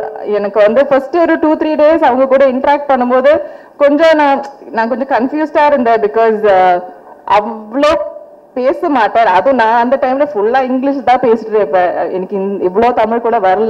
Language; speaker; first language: Tamil; non-native, fluent; Malayalam